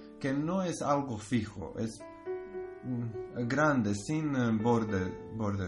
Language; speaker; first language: Spanish; non-native, learner; Croatian